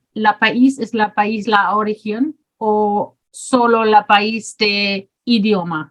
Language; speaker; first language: Spanish; non-native, learner; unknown